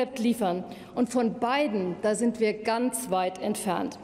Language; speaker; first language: German; native; German